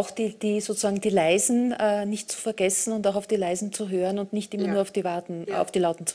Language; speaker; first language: German; native; German